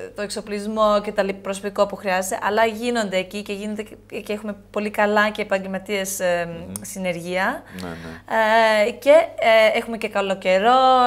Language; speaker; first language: Greek; early bilingual, heritage; Greek